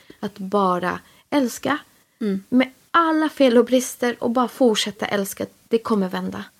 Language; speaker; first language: Swedish; early bilingual, other home language; Spanish